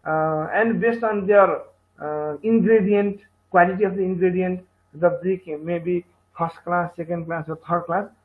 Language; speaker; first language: English; non-native, local second language; Nepali